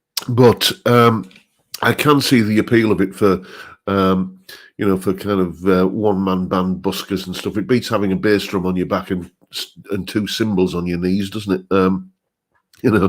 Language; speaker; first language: English; native; English